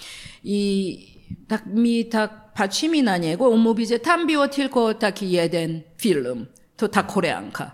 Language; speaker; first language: Polish; non-native, learner; Korean